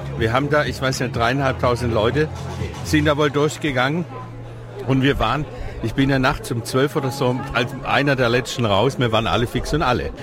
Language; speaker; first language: German; native; German